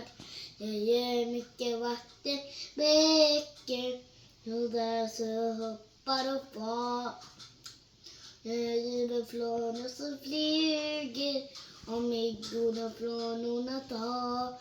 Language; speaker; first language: Swedish; early bilingual, other home language; Bangla